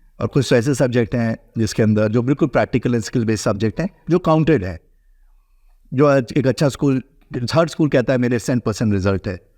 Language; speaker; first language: Hindi; native; Hindi